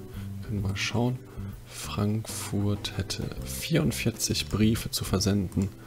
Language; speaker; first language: German; native; German